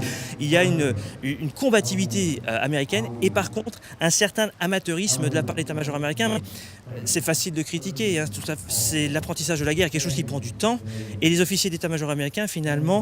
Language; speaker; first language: French; native; French